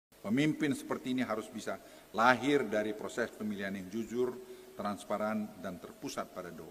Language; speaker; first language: Indonesian; native; Indonesian